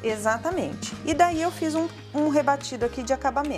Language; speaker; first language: Portuguese; native; Portuguese